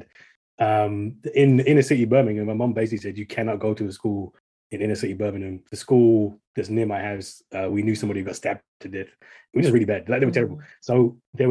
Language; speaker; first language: English; native; English